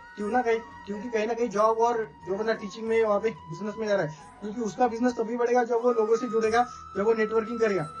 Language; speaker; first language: Hindi; non-native, local second language; Marathi